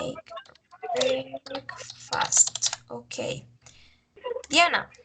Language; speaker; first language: English; non-native, learner; Spanish